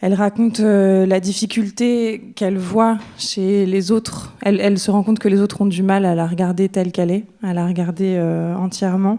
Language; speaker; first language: French; native; French